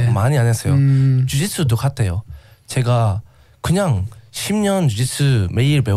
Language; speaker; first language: Korean; non-native, learner; English